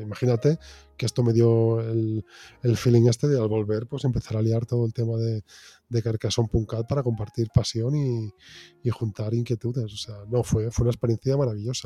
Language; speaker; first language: Spanish; native; Spanish